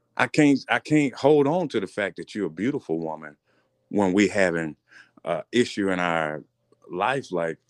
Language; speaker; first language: English; native; English